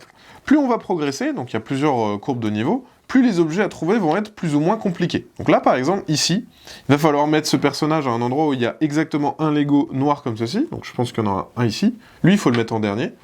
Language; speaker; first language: French; native; French